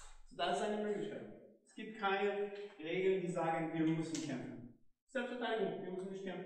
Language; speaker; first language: German; non-native, fluent; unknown